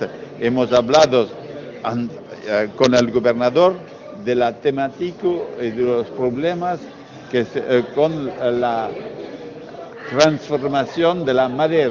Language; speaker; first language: Spanish; non-native, learner; French